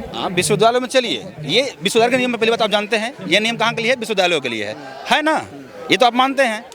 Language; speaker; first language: Hindi; native; Hindi